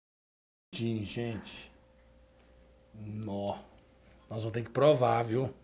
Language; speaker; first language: Portuguese; native; Portuguese